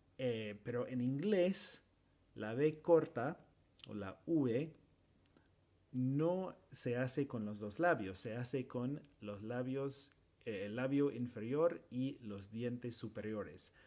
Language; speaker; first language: Spanish; non-native, fluent; English